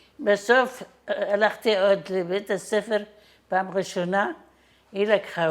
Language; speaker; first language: Hebrew; non-native, fluent; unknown